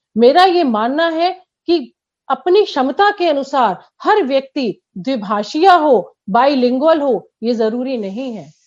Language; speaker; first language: Hindi; native; Hindi